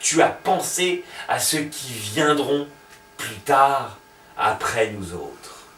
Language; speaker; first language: French; native; French